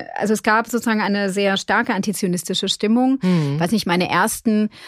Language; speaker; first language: German; non-native, fluent; Ukrainian